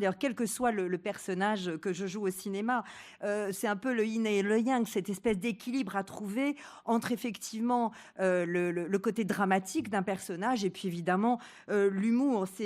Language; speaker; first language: French; native; French